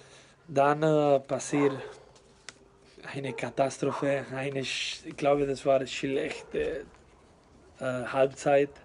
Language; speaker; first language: German; non-native, learner; Spanish